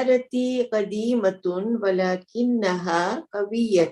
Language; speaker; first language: Arabic; non-native, learner; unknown